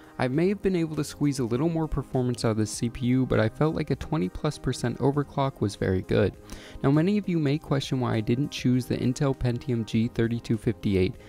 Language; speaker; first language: English; native; English